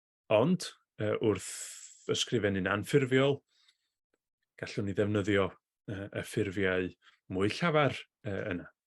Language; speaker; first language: Welsh; native; Welsh